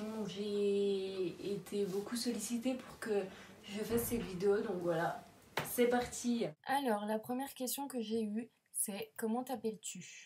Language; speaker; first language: French; native; French